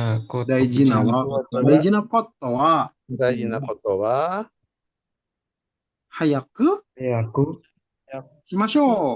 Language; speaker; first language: Japanese; non-native, learner; Indonesian